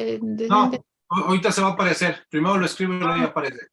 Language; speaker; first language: Spanish; native; Spanish